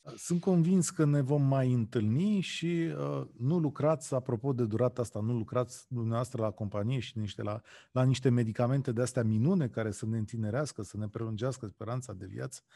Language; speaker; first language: Romanian; native; Romanian